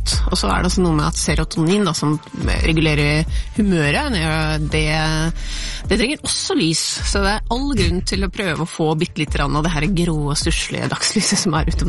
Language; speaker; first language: Norwegian; native; Norwegian